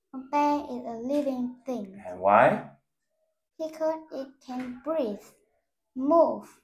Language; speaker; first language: English; non-native, learner; Vietnamese